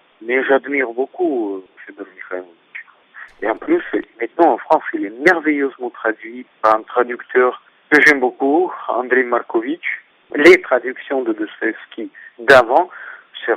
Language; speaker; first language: French; non-native, fluent; Russian